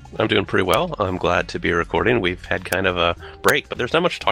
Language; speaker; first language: English; native; English